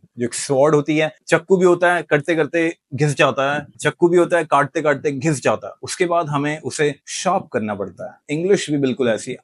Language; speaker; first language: Hindi; native; Hindi